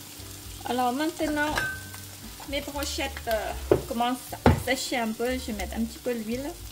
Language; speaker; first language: French; non-native, fluent; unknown